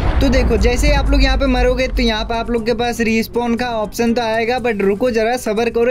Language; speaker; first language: Hindi; non-native, local second language; Bangla